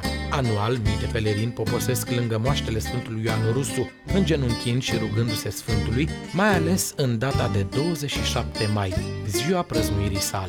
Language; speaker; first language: Romanian; native; Romanian